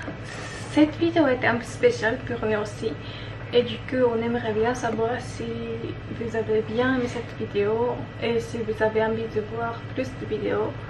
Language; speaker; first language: French; non-native, learner; Japanese